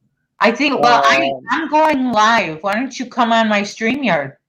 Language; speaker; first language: English; native; English